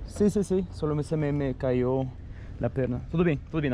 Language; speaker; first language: Spanish; non-native, fluent; Russian